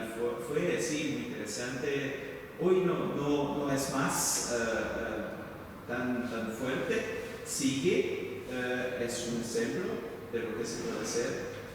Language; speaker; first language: Spanish; non-native, fluent; Portuguese